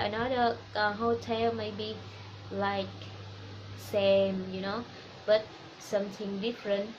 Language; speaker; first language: English; non-native, learner; Vietnamese